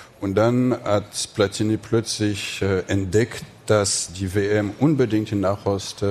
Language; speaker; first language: German; non-native, fluent; French